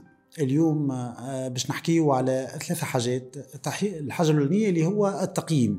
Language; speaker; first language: Arabic; native; Arabic